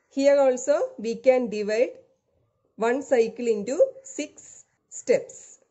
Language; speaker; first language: English; non-native, local second language; Malayalam